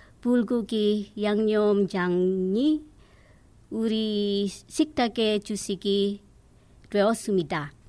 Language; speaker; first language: Korean; non-native, learner; English